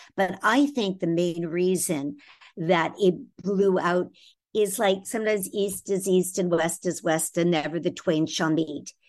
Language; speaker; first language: English; native; English